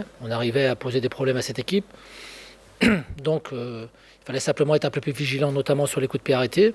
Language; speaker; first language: French; native; French